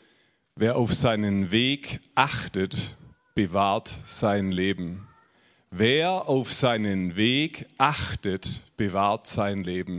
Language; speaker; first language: German; native; German